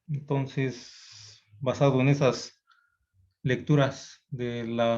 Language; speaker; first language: Spanish; native; Spanish